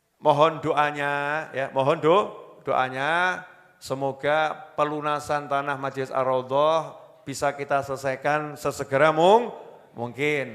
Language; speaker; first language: Indonesian; native; Indonesian